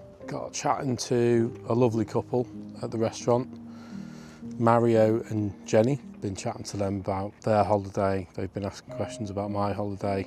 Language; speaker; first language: English; native; English